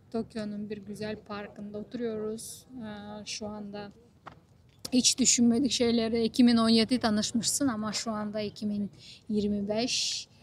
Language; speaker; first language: Turkish; non-native, fluent; Japanese